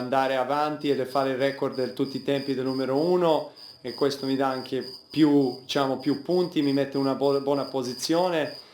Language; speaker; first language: Italian; non-native, fluent; Serbian